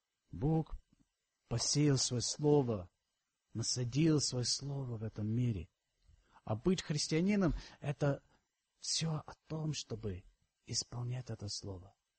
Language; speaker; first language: Russian; non-native, fluent; English